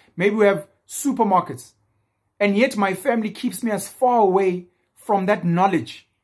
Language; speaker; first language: English; non-native, local second language; Zulu